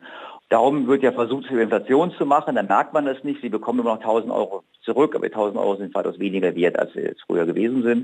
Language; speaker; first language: German; native; German